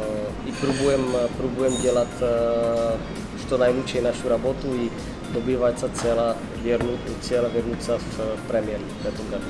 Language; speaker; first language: Russian; non-native, learner; Czech